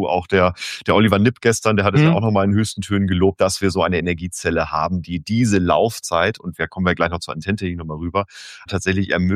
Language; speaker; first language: German; native; German